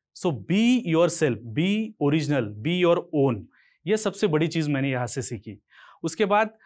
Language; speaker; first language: Hindi; non-native, local second language; Marathi